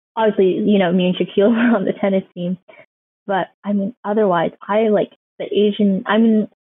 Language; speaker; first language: English; native; English